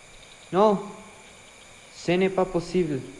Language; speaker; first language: French; non-native, learner; Spanish